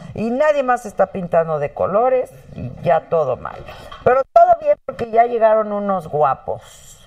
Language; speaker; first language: Spanish; native; Spanish